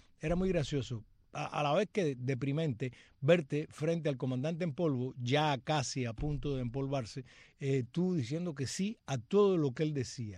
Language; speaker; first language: Spanish; native; Spanish